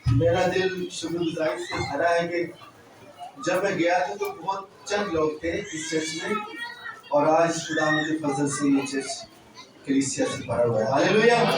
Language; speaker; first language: Urdu; non-native, local second language; Punjabi